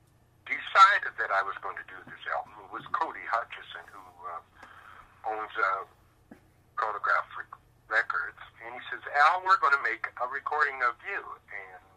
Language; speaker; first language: English; native; English